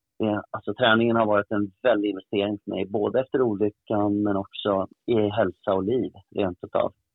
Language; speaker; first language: Swedish; early bilingual, other home language; Portuguese